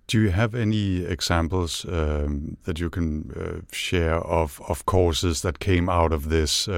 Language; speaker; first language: English; non-native, fluent; Danish